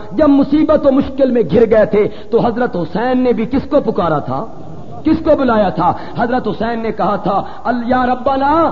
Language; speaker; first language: Urdu; non-native, local second language; Punjabi